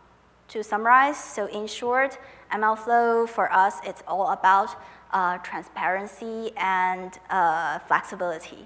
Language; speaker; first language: English; non-native, fluent; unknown